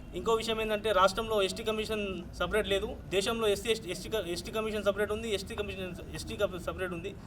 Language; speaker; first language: Telugu; non-native, local second language; Lambadi